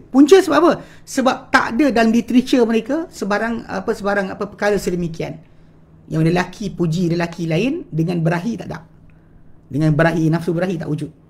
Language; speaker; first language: Malay; native; Malay